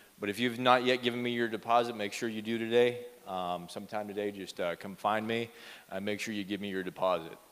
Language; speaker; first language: English; native; English